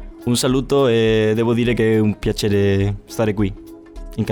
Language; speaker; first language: Italian; non-native, learner; Spanish